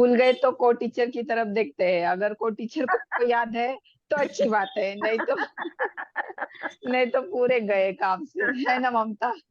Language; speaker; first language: Hindi; non-native, local second language; Marathi